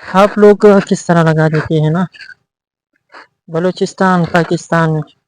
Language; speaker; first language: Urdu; non-native, local second language; Pashto